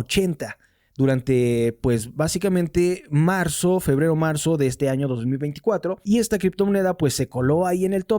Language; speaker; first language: Spanish; native; Spanish